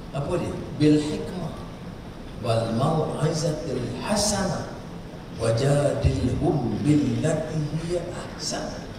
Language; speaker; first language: Malay; native; Malay